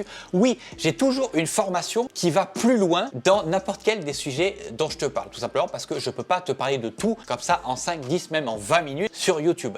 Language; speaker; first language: French; native; French